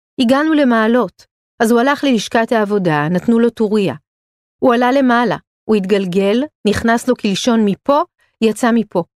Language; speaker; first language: Hebrew; native; Hebrew